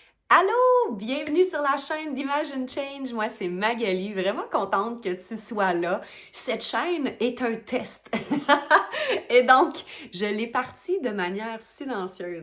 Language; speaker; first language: French; native; French